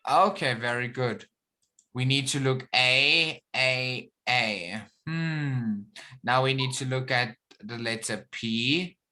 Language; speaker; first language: English; non-native, fluent; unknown